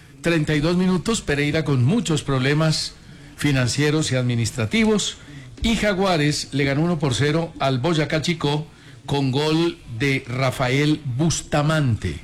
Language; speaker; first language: Spanish; native; Spanish